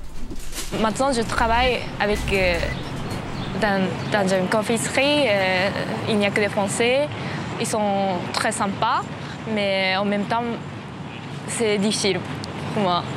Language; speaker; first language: French; non-native, learner; Japanese